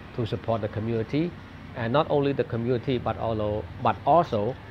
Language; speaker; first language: English; non-native, fluent; Khmer